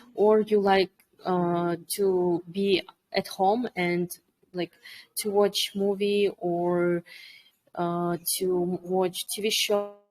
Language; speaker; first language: English; non-native, fluent; Kyrgyz